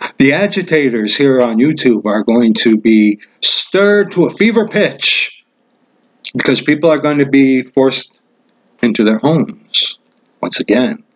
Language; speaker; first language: English; native; English